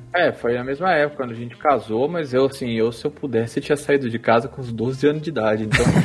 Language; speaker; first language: Portuguese; early bilingual, other home language; Japanese